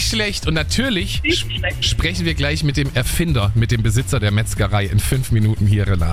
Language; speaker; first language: German; native; German